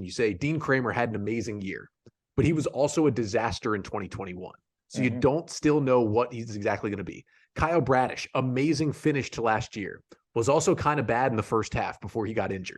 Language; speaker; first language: English; native; English